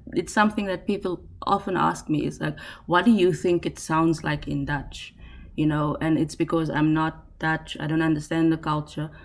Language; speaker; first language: English; non-native, local second language; Afrikaans